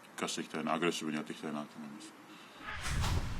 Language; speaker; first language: Japanese; native; Japanese